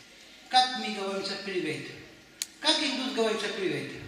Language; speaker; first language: Russian; non-native, learner; Hindi